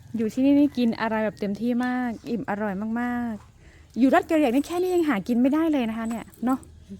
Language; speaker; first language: Thai; non-native, local second language; S'gaw Karen